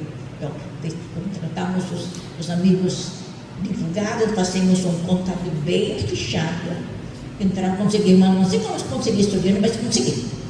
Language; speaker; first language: Portuguese; non-native, fluent; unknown